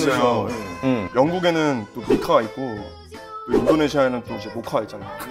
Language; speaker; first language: Korean; native; Korean